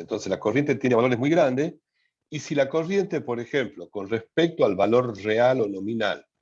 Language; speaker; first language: Spanish; native; Spanish